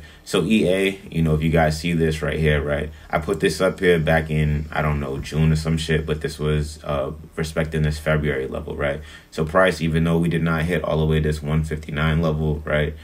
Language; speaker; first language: English; native; English